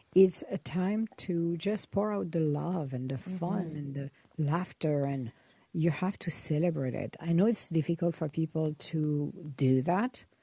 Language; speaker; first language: English; non-native, fluent; Italian